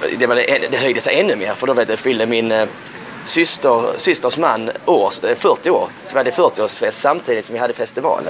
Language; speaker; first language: Swedish; native; Swedish